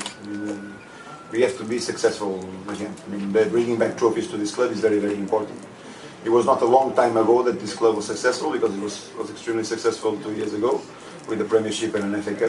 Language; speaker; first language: English; non-native, fluent; Portuguese